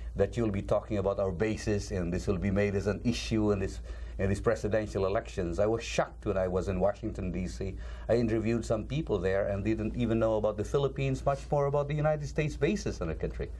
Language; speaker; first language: English; non-native, local second language; Cebuano